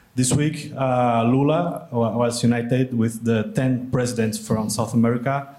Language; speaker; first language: English; non-native, fluent; Portuguese